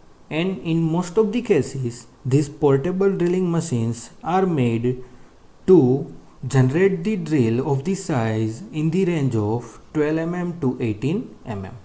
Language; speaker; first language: English; non-native, local second language; Gujarati